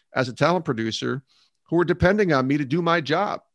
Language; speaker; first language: English; native; English